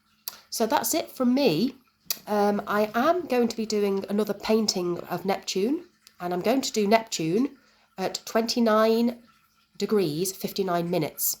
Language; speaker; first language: English; native; English